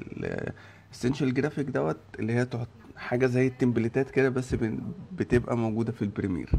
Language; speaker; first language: Arabic; native; Arabic